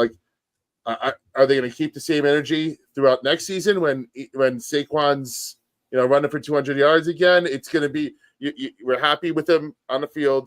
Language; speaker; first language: English; native; English